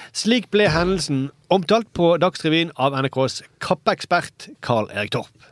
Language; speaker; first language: Norwegian; native; Norwegian